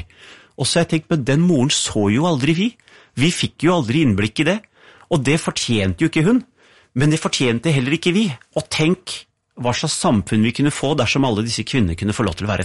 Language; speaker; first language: Norwegian; early bilingual, other home language; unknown